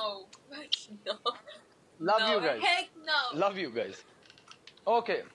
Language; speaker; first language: English; non-native, learner; Punjabi